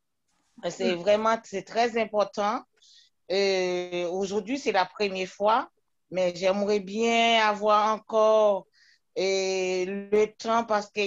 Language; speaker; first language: French; non-native, local second language; Haitian Creole